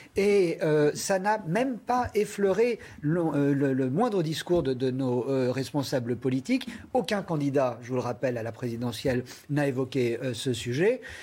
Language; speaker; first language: French; native; French